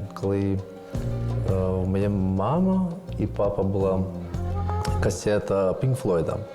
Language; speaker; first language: Ukrainian; non-native, learner; Persian